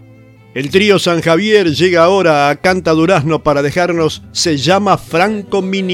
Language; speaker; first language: Spanish; native; Spanish